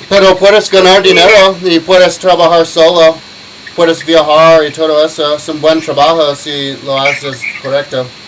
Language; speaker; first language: Spanish; non-native, learner; English